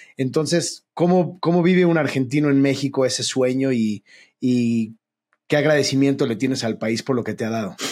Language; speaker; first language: Spanish; native; Spanish